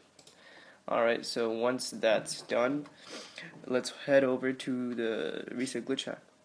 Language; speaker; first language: English; native; English